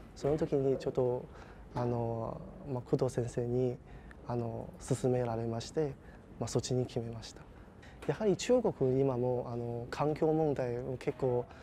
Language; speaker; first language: Japanese; non-native, fluent; Chinese